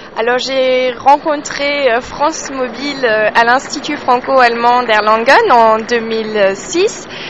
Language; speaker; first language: French; native; French